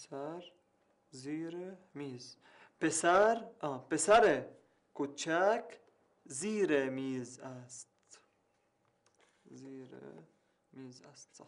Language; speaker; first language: Persian; non-native, learner; Arabic